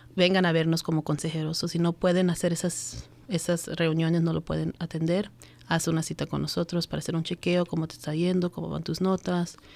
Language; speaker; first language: Spanish; early bilingual, heritage; Spanish